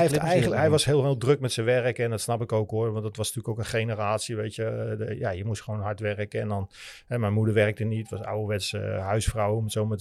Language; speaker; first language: Dutch; native; Dutch